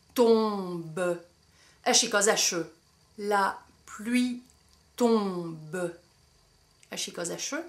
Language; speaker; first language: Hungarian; early bilingual, heritage; French